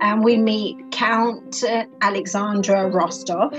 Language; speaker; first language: English; native; English